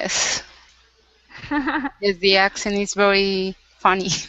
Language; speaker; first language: English; non-native, learner; Spanish